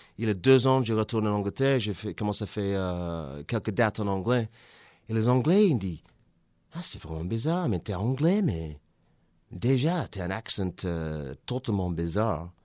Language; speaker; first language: French; non-native, fluent; English